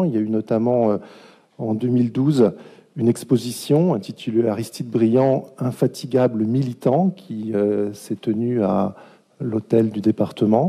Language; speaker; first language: French; native; French